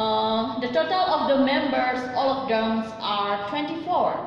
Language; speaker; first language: English; non-native, learner; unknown